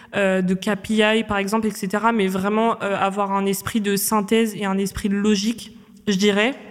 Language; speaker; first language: French; native; French